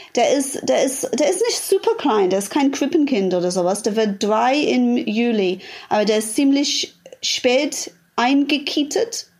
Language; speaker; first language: German; non-native, fluent; English